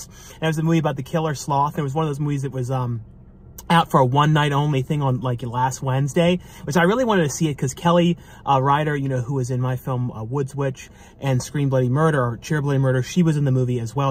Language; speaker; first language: English; native; English